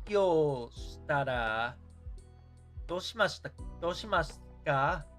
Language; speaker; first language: Japanese; non-native, learner; English